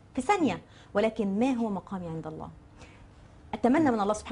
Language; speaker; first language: Arabic; native; Arabic